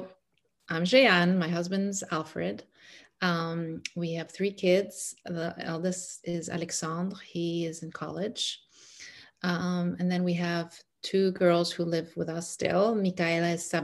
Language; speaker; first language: English; non-native, fluent; Arabic